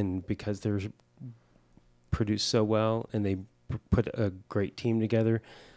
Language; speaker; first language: English; native; English